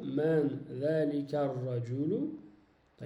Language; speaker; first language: Arabic; non-native, fluent; French